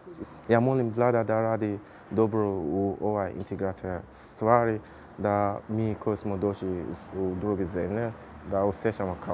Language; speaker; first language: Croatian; non-native, learner; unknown